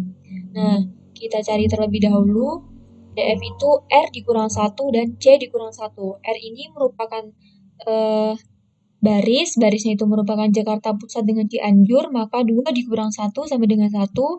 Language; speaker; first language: Indonesian; native; Indonesian